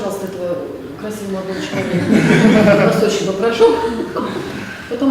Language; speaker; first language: Russian; native; Russian